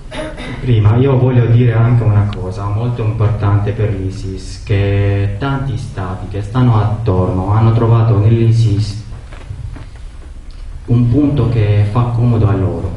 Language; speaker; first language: Italian; non-native, learner; Arabic